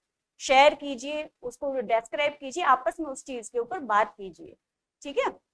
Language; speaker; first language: Hindi; native; Hindi